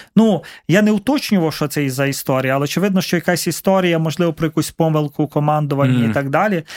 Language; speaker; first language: Ukrainian; native; Ukrainian